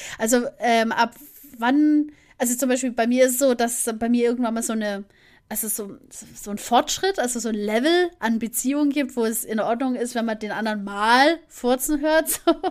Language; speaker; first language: German; native; German